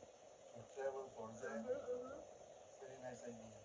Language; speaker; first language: English; non-native, learner; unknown